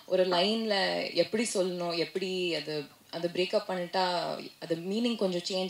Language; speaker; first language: Tamil; non-native, learner; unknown